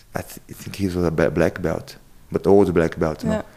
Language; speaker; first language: English; non-native, learner; Portuguese